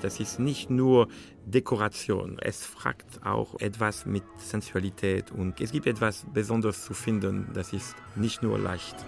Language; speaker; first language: German; non-native, fluent; French